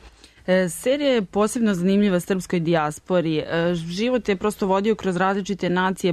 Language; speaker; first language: Serbian; native; Serbian